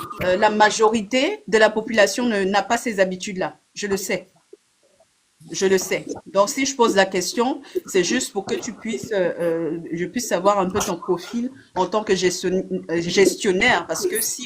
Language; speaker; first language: French; native; French